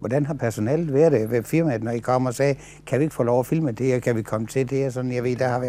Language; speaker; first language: Danish; native; Danish